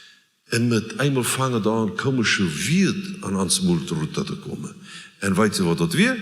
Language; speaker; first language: German; non-native, learner; Plautdietsch